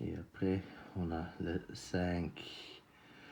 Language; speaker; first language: French; non-native, fluent; Dutch